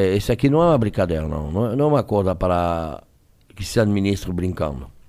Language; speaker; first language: Portuguese; non-native, fluent; French